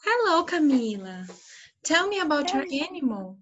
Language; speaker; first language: English; non-native, fluent; Portuguese